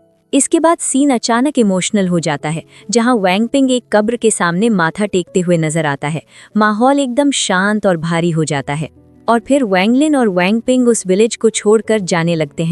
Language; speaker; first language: Hindi; native; Hindi